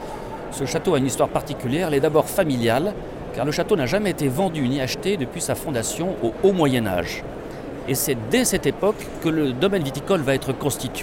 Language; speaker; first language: French; native; French